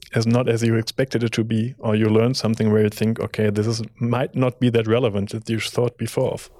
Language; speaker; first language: English; non-native, fluent; German